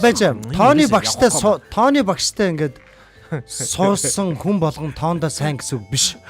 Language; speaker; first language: Mongolian; native; Mongolian